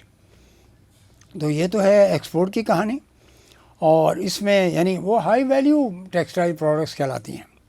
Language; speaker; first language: Urdu; native; Urdu